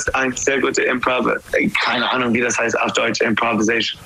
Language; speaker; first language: German; non-native, learner; English